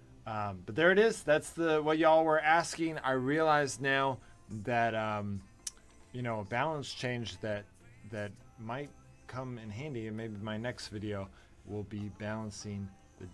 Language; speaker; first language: English; native; English